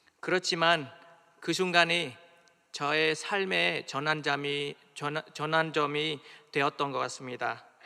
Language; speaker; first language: Korean; non-native, fluent; Vietnamese